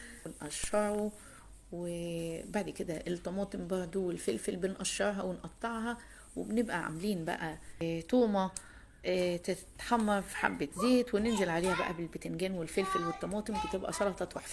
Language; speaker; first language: Arabic; native; Arabic